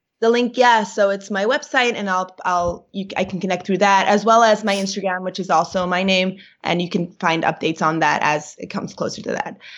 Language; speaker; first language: English; native; English